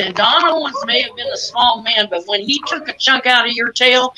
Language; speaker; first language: English; native; English